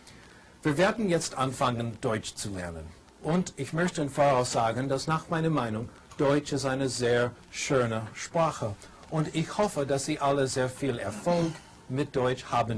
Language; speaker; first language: German; non-native, fluent; English